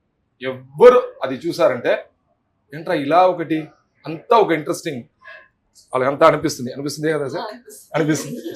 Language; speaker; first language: Telugu; non-native, learner; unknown